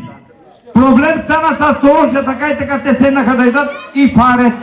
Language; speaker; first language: Bulgarian; non-native, local second language; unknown